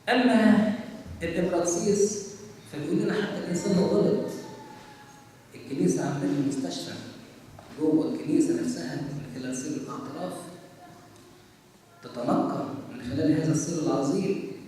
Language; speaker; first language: Arabic; native; Arabic